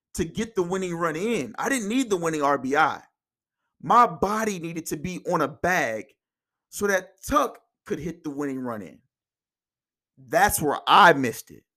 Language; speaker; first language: English; native; English